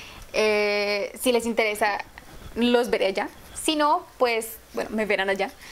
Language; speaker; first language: Spanish; native; Spanish